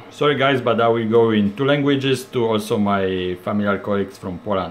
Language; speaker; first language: English; non-native, learner; Polish